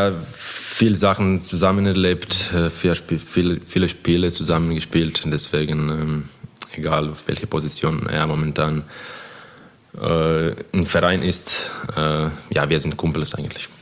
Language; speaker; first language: German; non-native, fluent; Croatian